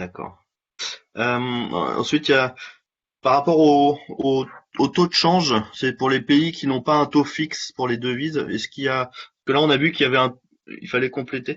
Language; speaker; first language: French; native; French